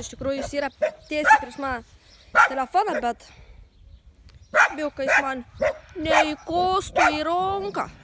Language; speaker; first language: Lithuanian; native; Lithuanian